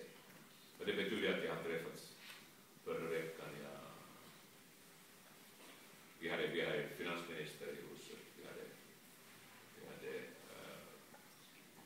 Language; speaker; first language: Swedish; non-native, local second language; Finnish